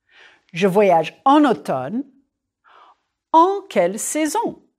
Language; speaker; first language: French; non-native, fluent; English